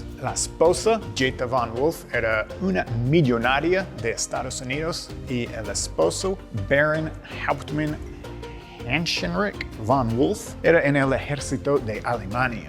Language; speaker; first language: Spanish; non-native, fluent; English